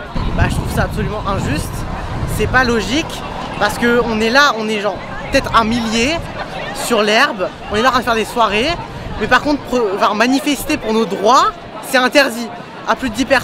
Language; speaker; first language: French; native; French